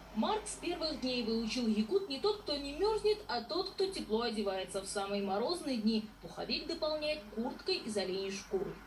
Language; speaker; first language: Russian; native; Russian